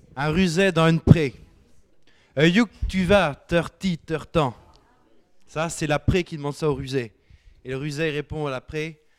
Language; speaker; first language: French; native; French